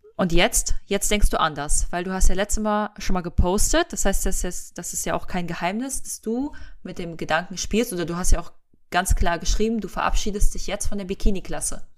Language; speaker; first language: German; early bilingual, other home language; Russian